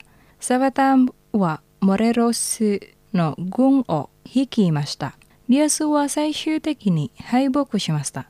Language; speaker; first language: Japanese; non-native, learner; Indonesian